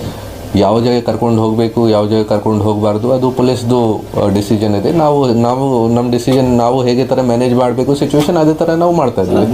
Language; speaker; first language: Kannada; non-native, fluent; Hindi